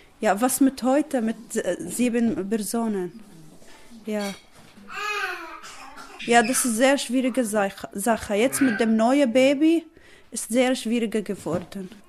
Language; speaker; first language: German; non-native, learner; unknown